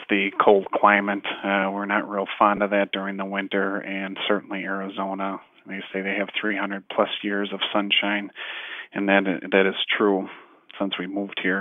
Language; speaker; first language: English; native; English